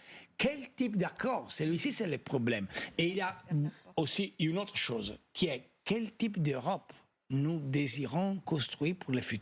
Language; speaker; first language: French; non-native, fluent; Italian